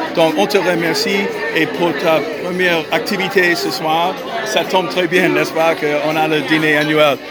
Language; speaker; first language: French; non-native, fluent; English